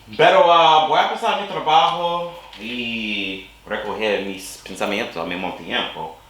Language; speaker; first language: Spanish; non-native, learner; English